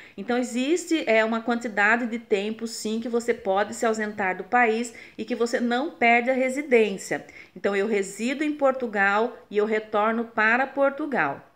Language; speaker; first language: Portuguese; native; Portuguese